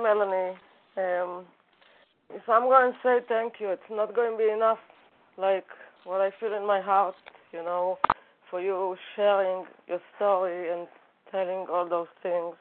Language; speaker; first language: English; non-native, fluent; Hebrew